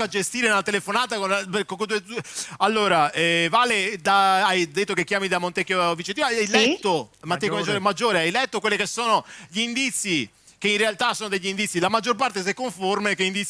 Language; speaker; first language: Italian; native; Italian